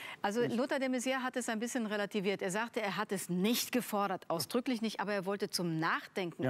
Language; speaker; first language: German; native; German